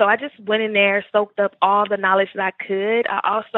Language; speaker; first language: English; native; English